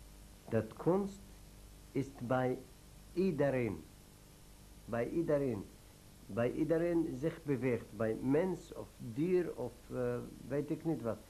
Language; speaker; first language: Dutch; non-native, learner; Arabic